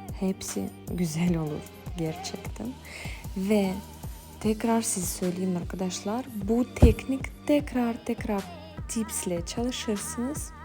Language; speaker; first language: Turkish; non-native, fluent; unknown